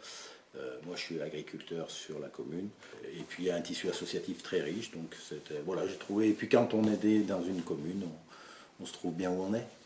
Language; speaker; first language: French; native; French